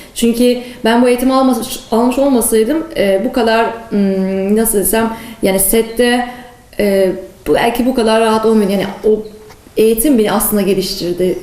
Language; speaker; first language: Turkish; early bilingual, heritage; Turkish